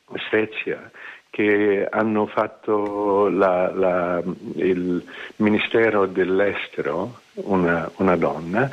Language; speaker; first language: Italian; non-native, fluent; English